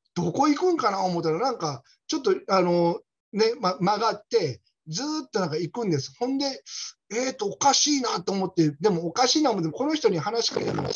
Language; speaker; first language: Japanese; native; Japanese